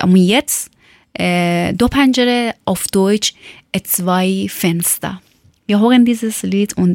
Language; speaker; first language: German; non-native, learner; Persian